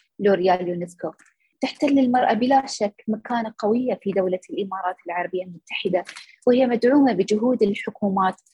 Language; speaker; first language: Arabic; native; Arabic